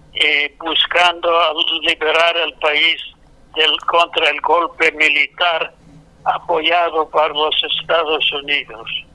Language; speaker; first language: Spanish; non-native, fluent; English